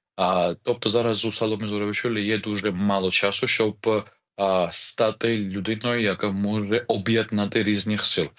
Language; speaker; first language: Ukrainian; non-native, fluent; Georgian